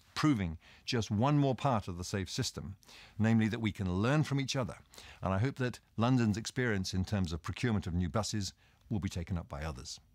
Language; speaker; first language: English; native; English